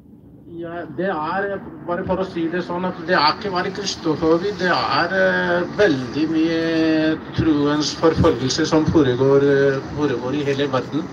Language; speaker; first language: Norwegian; non-native, fluent; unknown